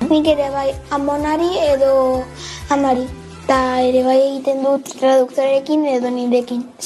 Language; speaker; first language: Basque; non-native, local second language; Spanish